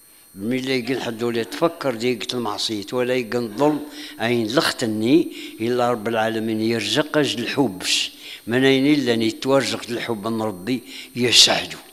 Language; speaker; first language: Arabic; non-native, local second language; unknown